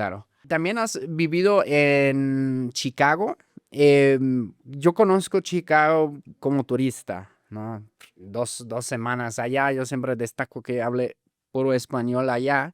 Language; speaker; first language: Spanish; non-native, fluent; German